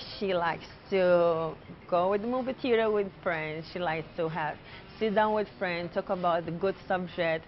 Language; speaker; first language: English; non-native, fluent; Portuguese